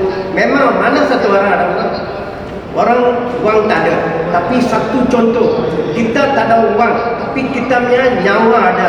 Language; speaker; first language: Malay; non-native, local second language; Tamil